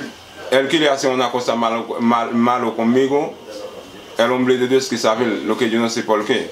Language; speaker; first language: Spanish; non-native, learner; Haitian Creole